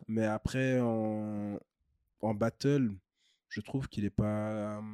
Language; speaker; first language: French; early bilingual, other home language; Kinyarwanda